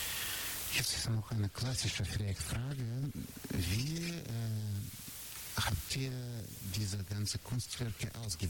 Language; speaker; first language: German; non-native, fluent; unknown